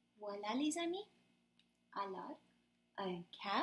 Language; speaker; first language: French; non-native, fluent; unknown